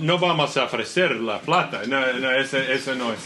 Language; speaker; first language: Spanish; non-native, learner; English